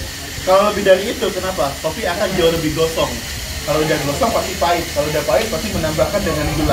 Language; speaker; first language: Indonesian; native; Indonesian